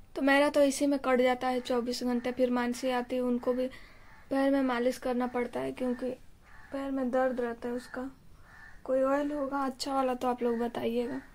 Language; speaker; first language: Hindi; native; Hindi